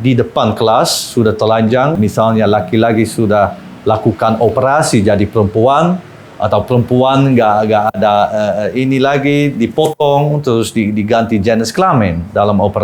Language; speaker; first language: Indonesian; non-native, fluent; Dutch